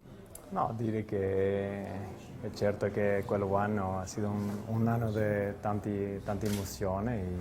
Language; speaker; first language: Italian; non-native, learner; Portuguese